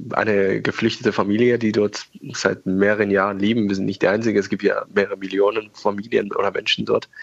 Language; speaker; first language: German; non-native, fluent; Persian